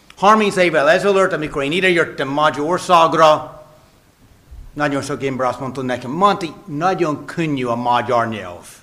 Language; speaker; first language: Hungarian; non-native, fluent; English